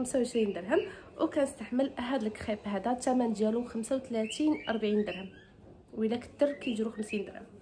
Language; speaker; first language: Arabic; native; Arabic